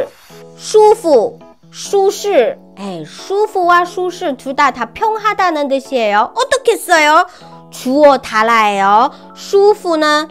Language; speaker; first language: Korean; non-native, fluent; Chinese